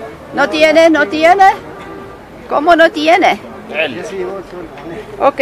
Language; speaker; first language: Spanish; non-native, learner; English